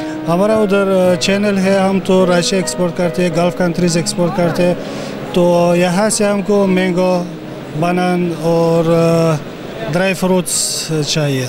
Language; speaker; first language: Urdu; non-native, fluent; Tajik